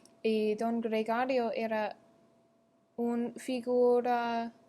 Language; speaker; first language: Spanish; non-native, learner; English